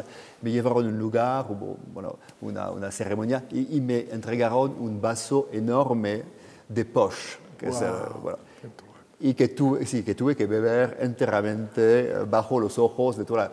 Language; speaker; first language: Spanish; non-native, fluent; French